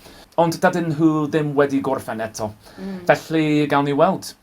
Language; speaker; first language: Welsh; non-native, learner; English